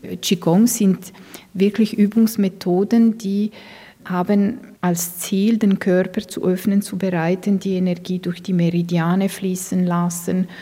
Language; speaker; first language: German; non-native, fluent; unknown